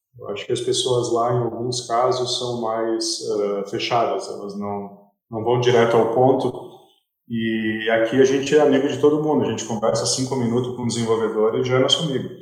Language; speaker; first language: Portuguese; native; Portuguese